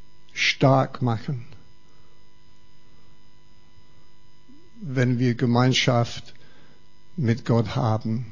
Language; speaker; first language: German; non-native, fluent; English